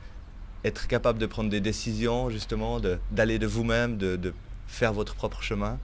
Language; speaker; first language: French; native; French